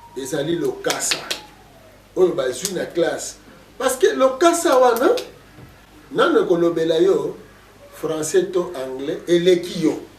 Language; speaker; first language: Lingala; non-native, local second language; Kongo